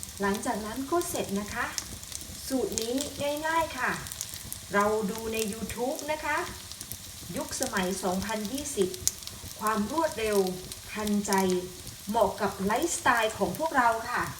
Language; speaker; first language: Thai; native; Thai